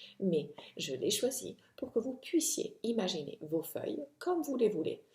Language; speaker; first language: French; non-native, fluent; Italian